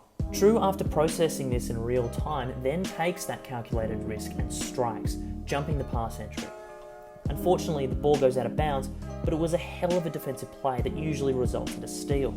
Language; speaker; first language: English; native; English